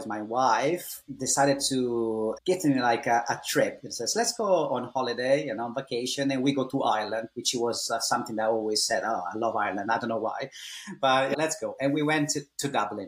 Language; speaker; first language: English; non-native, fluent; Italian